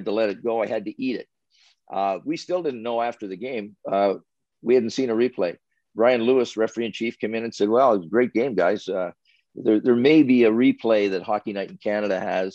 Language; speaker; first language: English; native; English